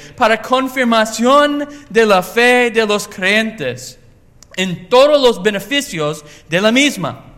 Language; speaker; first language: Spanish; non-native, learner; English